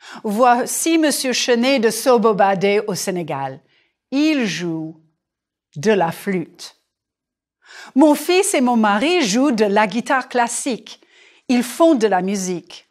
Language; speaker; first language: French; non-native, fluent; English